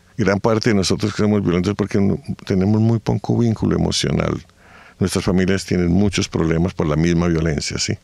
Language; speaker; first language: Spanish; native; Spanish